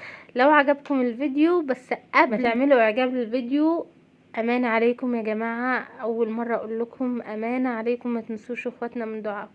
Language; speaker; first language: Arabic; native; Arabic